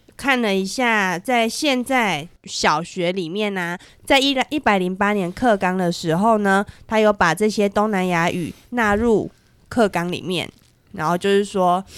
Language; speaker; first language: Chinese; native; Chinese